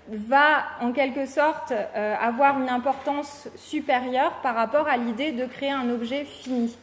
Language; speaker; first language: French; native; French